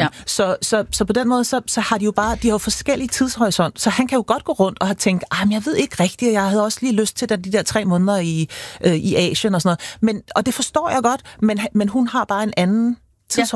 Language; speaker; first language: Danish; native; Danish